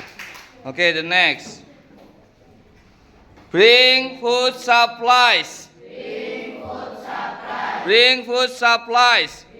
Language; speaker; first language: English; non-native, fluent; Indonesian